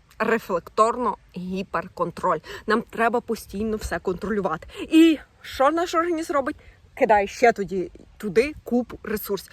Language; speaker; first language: Ukrainian; non-native, local second language; Russian